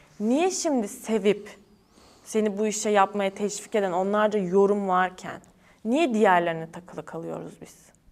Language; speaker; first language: Turkish; native; Turkish